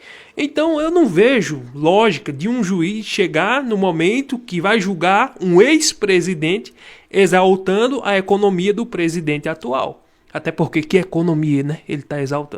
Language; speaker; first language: Portuguese; native; Portuguese